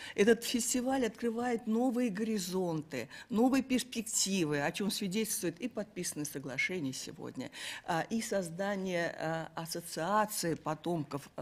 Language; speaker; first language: Russian; native; Russian